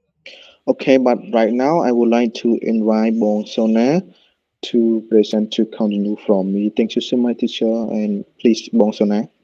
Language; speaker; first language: English; non-native, learner; Khmer